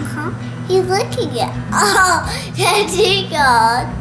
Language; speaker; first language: English; native; English